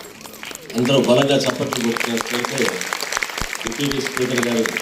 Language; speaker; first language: Telugu; native; Telugu